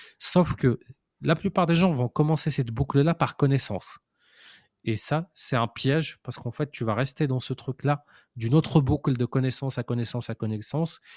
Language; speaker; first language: French; non-native, local second language; Arabic